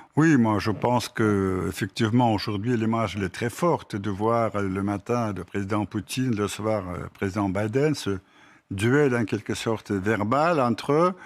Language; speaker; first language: French; non-native, fluent; Russian